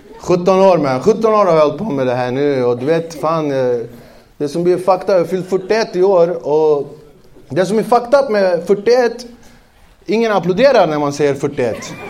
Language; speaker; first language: Swedish; native; Swedish